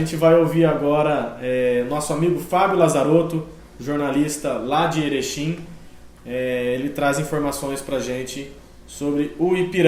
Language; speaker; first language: Portuguese; native; Portuguese